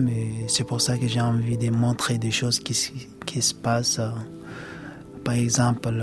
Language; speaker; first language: French; non-native, learner; Arabic